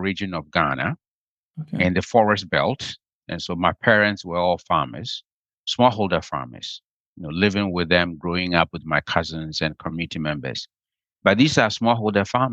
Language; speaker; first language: English; non-native, local second language; Akan